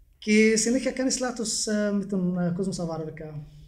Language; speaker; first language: Greek; non-native, learner; Arabic